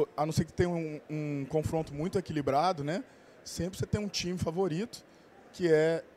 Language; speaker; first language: Portuguese; native; Portuguese